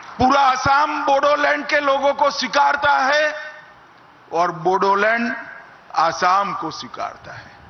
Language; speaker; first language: Hindi; non-native, local second language; Gujarati